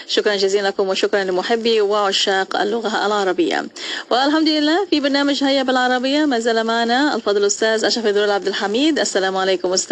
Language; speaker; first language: Arabic; non-native, fluent; Malay